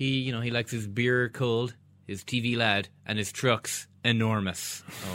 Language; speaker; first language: English; native; English